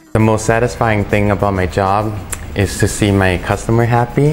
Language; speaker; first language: English; early bilingual, other home language; Thai